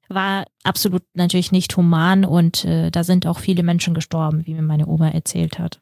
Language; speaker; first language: German; early bilingual, other home language; Russian